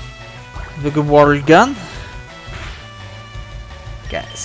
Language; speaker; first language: Norwegian; native; Norwegian